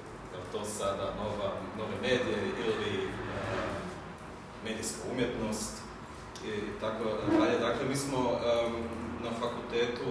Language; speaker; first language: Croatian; early bilingual, heritage; German